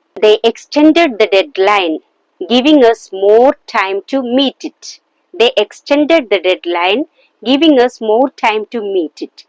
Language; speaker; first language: English; non-native, local second language; Malayalam